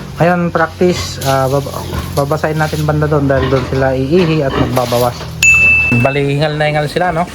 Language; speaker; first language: Filipino; native; Filipino